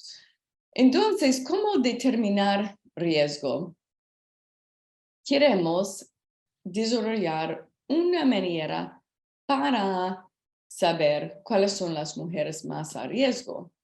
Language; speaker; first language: Spanish; non-native, learner; English